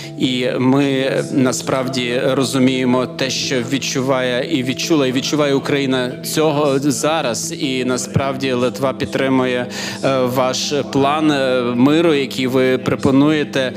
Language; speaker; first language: Ukrainian; non-native, fluent; Lithuanian